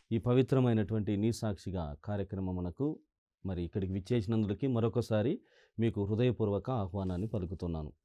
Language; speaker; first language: Telugu; native; Telugu